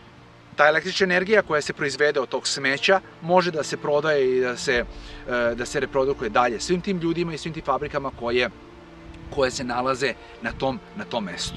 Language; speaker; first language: Serbian; native; Serbian